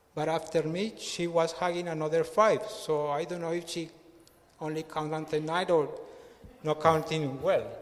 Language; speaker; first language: English; non-native, fluent; Spanish